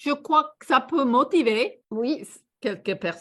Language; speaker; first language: French; non-native, fluent; English